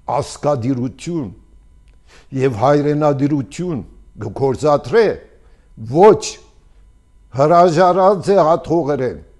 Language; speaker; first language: Armenian; early bilingual, heritage; Armenian